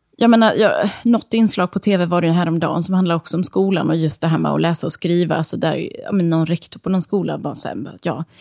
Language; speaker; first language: Swedish; early bilingual, other home language; Serbian